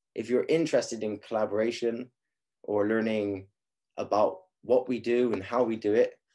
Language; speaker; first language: English; native; English